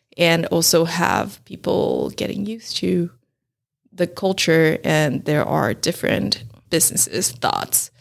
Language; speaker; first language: English; non-native, fluent; Chinese